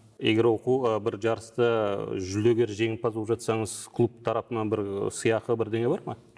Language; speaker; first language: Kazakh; native; Kazakh